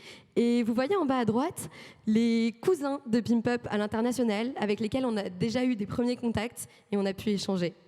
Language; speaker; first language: French; native; French